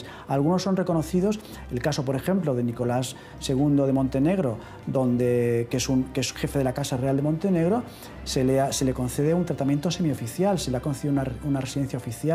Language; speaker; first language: Spanish; native; Spanish